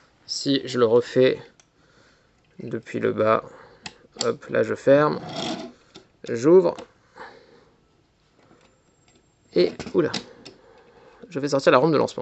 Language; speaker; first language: French; native; French